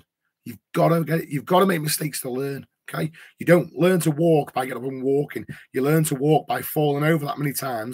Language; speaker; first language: English; native; English